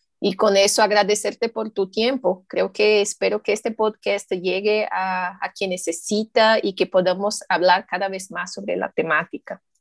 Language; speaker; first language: Spanish; non-native, fluent; Portuguese